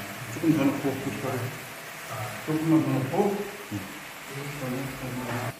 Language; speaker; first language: Korean; non-native, fluent; Sinhala